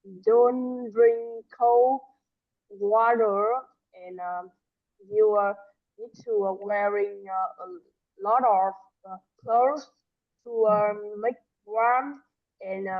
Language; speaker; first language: English; non-native, learner; Vietnamese